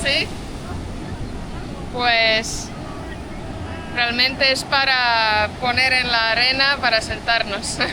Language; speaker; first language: Spanish; non-native, fluent; Portuguese